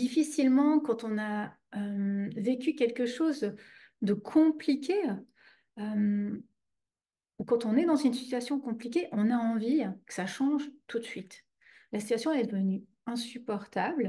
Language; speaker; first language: French; native; French